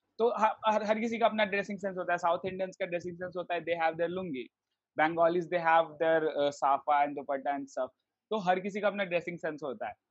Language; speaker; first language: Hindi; native; Hindi